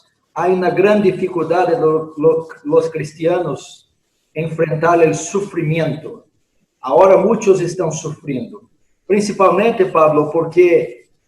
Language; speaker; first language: Spanish; non-native, fluent; Portuguese